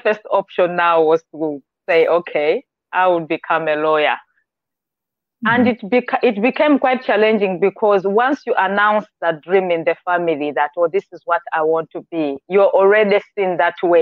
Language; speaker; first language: English; non-native, local second language; Nyanja